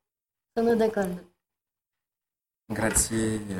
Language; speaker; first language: Italian; non-native, learner; French